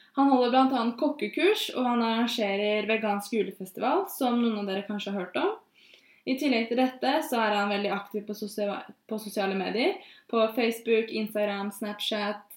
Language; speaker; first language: Norwegian; native; Norwegian